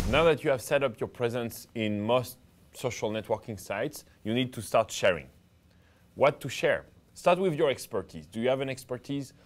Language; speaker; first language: English; non-native, fluent; French